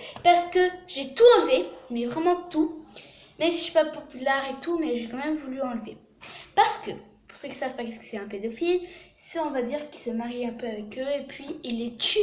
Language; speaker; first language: French; native; French